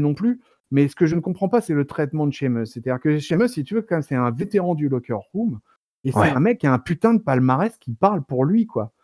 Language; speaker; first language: French; native; French